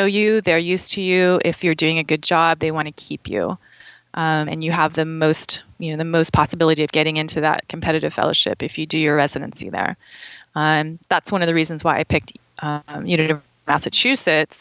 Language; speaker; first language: English; native; English